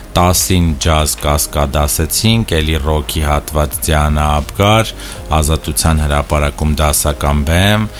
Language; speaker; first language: Armenian; native; Armenian